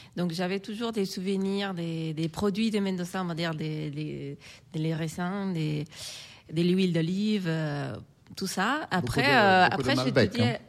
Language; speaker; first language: French; non-native, fluent; Spanish